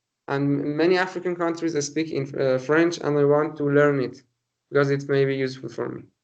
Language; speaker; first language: English; non-native, learner; Persian